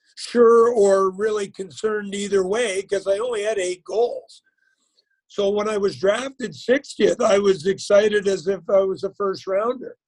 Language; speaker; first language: English; native; English